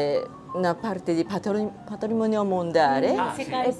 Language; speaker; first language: Italian; non-native, fluent; Japanese